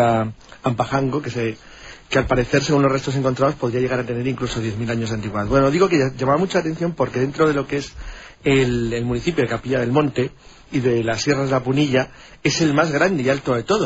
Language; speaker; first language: Spanish; native; Spanish